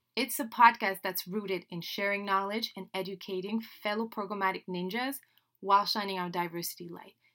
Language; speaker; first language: English; non-native, fluent; French